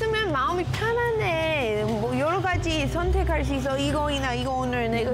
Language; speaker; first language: Korean; non-native, learner; English